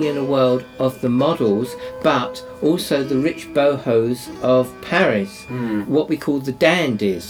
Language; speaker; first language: English; native; English